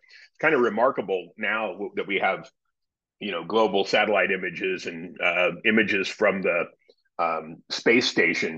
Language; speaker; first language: English; native; English